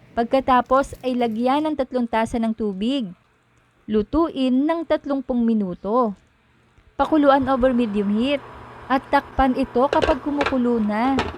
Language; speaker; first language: Filipino; native; Filipino